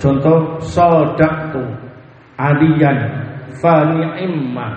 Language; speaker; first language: Arabic; non-native, fluent; Indonesian